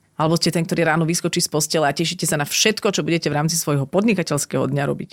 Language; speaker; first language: Slovak; native; Slovak